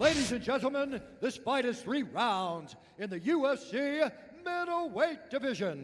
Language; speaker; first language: English; native; English